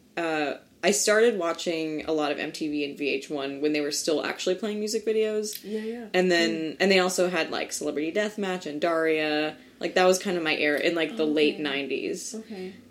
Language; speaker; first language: English; native; English